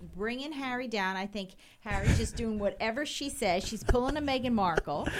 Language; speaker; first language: English; native; English